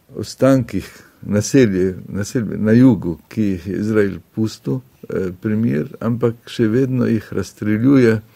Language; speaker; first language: Slovenian; non-native, fluent; Arabic